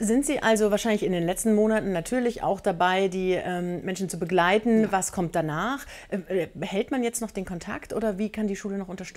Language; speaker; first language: German; native; German